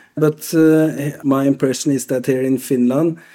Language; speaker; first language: English; non-native, fluent; Norwegian